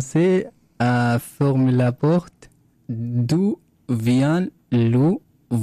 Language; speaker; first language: French; non-native, learner; Arabic